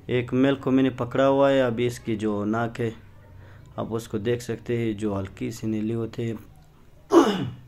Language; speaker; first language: Urdu; non-native, local second language; Pashto